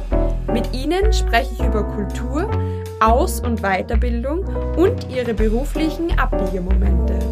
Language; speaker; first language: German; native; German